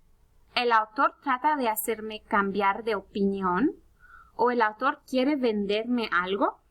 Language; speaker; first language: Spanish; early bilingual, heritage; Spanish